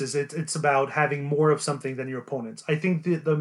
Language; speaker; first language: English; native; English